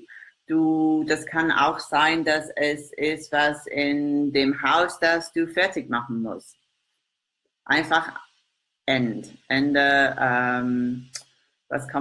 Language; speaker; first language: German; non-native, learner; English